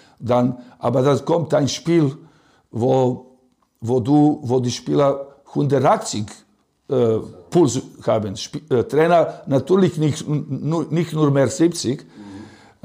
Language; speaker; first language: German; non-native, learner; Serbian